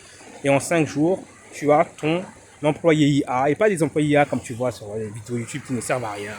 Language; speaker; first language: French; native; French